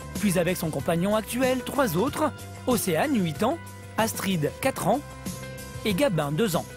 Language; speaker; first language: French; native; French